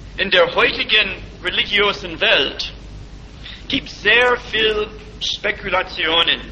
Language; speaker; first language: German; non-native, fluent; English